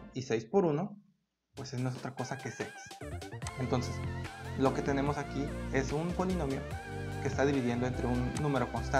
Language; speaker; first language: Spanish; native; Spanish